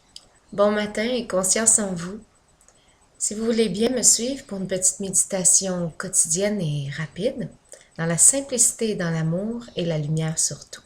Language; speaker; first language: French; native; French